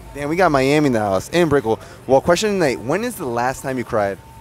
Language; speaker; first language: English; early bilingual, other home language; Spanish